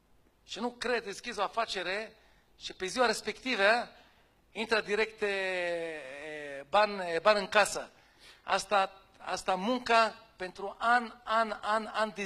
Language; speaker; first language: Romanian; non-native, fluent; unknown